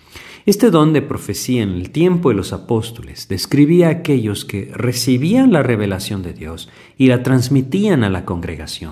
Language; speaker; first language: Spanish; native; Spanish